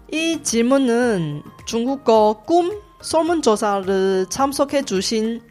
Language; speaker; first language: Korean; non-native, fluent; Chinese